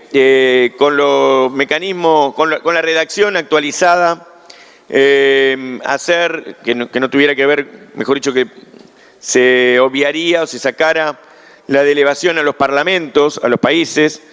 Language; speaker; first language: Spanish; native; Spanish